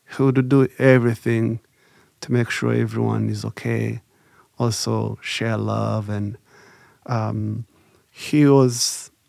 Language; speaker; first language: English; non-native, local second language; Kinyarwanda